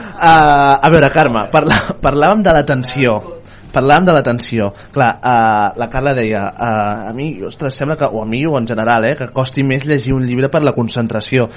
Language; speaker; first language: Catalan; native; Catalan